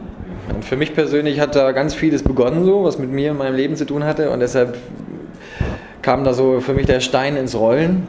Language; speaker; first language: German; native; German